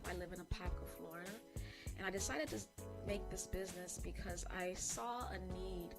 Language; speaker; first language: English; native; English